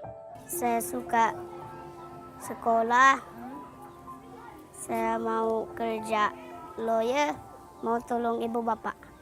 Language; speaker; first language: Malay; early bilingual, other home language; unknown